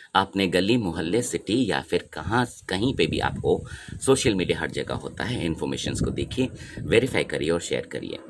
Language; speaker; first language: Hindi; non-native, local second language; Odia